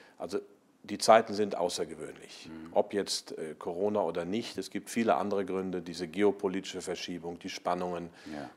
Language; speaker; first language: German; native; German